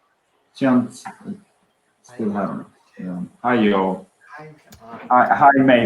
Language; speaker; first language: Chinese; non-native, learner; Swedish